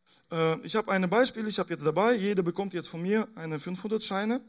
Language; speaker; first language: German; non-native, fluent; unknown